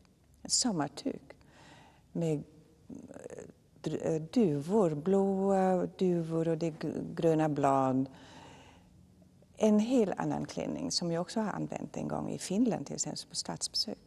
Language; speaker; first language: Swedish; non-native, fluent; German